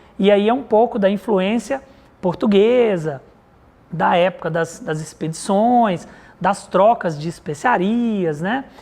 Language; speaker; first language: Portuguese; native; Portuguese